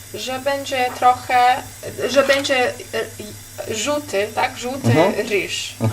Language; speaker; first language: Polish; non-native, learner; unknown